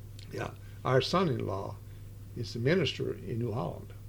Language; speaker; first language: English; early bilingual, other home language; Dutch